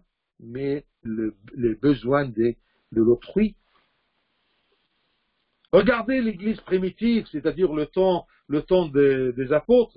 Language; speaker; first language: French; non-native, fluent; Arabic